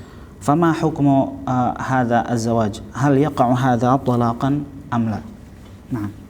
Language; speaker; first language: Arabic; non-native, fluent; Indonesian